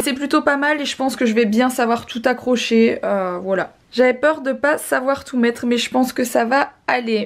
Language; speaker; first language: French; native; French